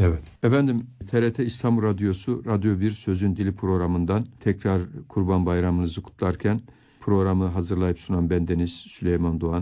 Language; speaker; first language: Turkish; native; Turkish